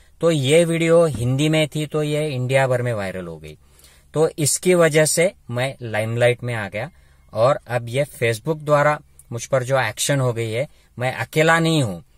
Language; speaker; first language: Hindi; non-native, local second language; Marathi